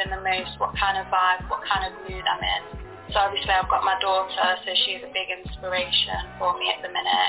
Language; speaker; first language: English; native; English